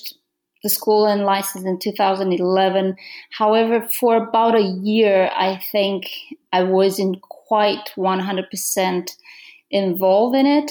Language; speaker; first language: English; non-native, fluent; Romanian